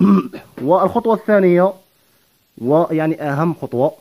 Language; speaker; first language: Arabic; native; Arabic